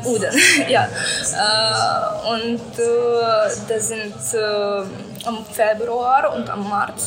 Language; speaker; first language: German; non-native, learner; Ukrainian